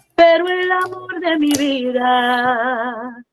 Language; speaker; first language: Spanish; early bilingual, heritage; Spanish